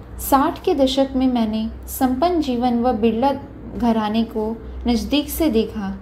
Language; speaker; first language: Hindi; native; Hindi